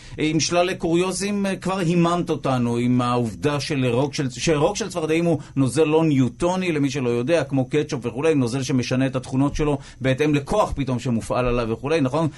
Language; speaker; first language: Hebrew; native; Hebrew